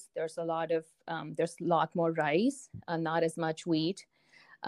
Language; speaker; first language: English; non-native, local second language; Tamil